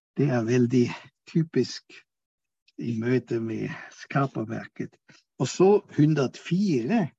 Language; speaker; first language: Norwegian; non-native, fluent; German